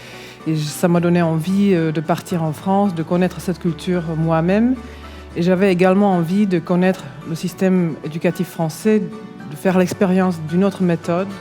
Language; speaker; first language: French; non-native, local second language; Czech